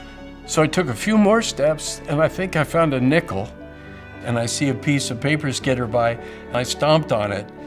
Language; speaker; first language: English; native; English